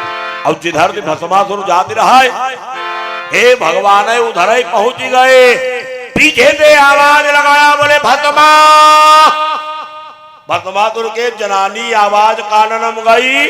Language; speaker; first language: Hindi; native; Hindi